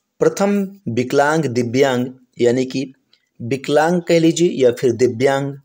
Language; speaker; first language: Hindi; native; Hindi